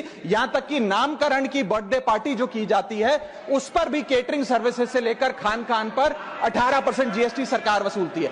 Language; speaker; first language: Hindi; native; Hindi